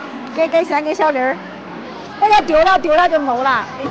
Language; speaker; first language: Chinese; native; Chinese